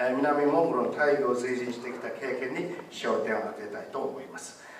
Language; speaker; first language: Japanese; non-native, fluent; Mongolian